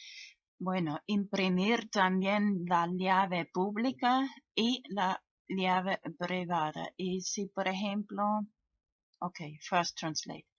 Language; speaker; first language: Spanish; non-native, fluent; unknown